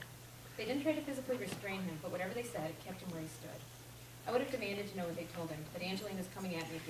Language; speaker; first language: English; native; English